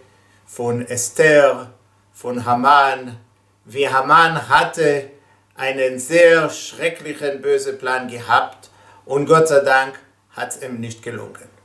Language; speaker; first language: German; non-native, fluent; Hebrew